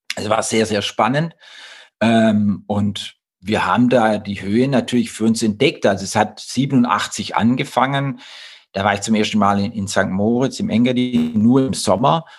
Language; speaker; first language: German; native; German